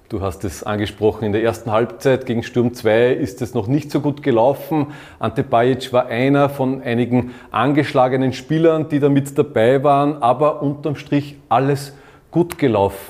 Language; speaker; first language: German; native; German